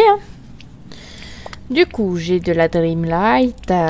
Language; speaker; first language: French; native; French